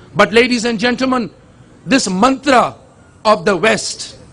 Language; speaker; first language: English; non-native, local second language; Urdu